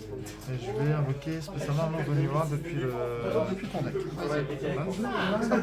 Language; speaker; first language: French; native; French